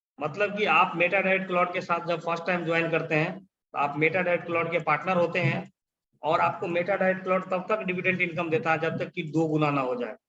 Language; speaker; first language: Hindi; native; Hindi